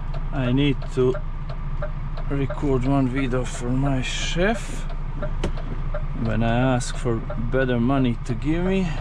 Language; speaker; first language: English; non-native, learner; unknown